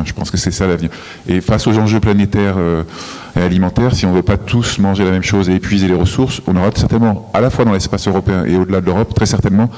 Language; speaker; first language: French; native; French